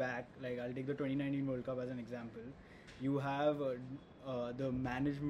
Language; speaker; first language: English; non-native, local second language; Hindi